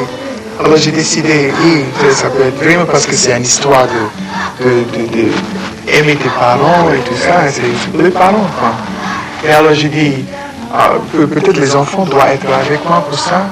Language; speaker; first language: French; non-native, fluent; English